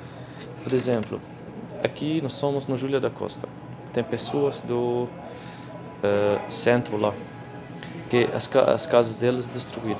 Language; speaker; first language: Portuguese; non-native, learner; Arabic